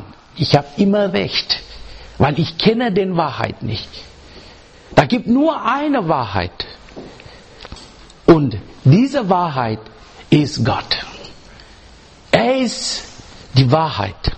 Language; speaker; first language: German; non-native, learner; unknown